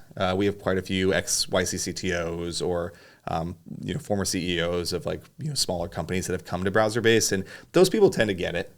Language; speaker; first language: English; native; English